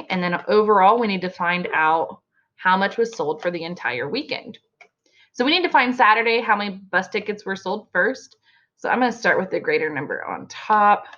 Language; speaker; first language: English; native; English